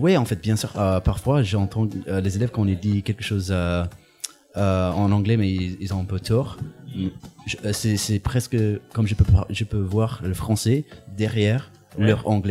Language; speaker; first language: French; non-native, fluent; English